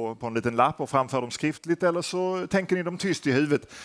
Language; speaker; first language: Swedish; native; Swedish